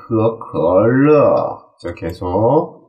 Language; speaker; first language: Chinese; non-native, learner; Korean